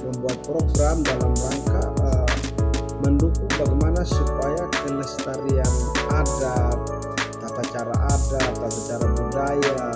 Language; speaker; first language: Indonesian; non-native, local second language; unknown